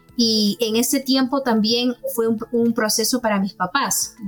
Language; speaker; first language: Spanish; native; Spanish